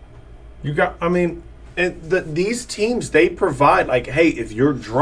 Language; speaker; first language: English; native; English